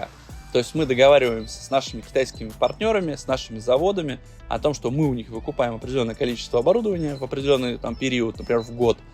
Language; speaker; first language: Russian; native; Russian